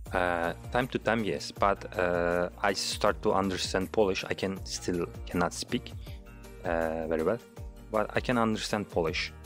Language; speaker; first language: English; non-native, learner; Turkish